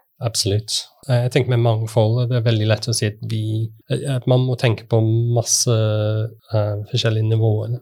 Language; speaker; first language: Norwegian; non-native, fluent; English